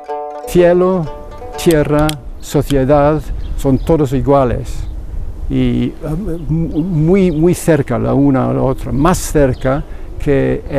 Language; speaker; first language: Spanish; non-native, fluent; English